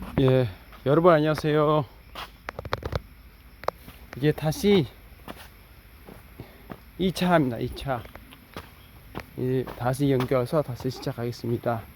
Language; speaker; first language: Korean; non-native, fluent; Khmer